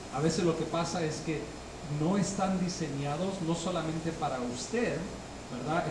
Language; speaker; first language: Spanish; early bilingual, heritage; Spanish